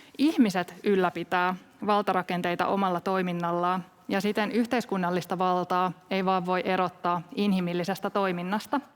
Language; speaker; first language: Finnish; native; Finnish